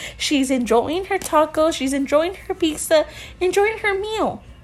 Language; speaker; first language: English; early bilingual, other home language; Spanish